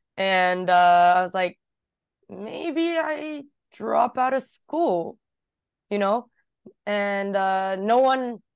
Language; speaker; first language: English; early bilingual, other home language; Japanese